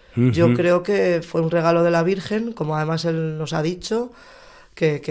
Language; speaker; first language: Spanish; native; Spanish